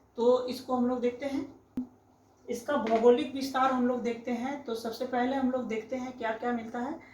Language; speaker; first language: Hindi; native; Hindi